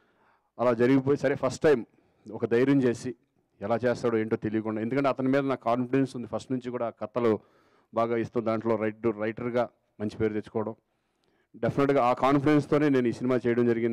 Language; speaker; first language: Telugu; native; Telugu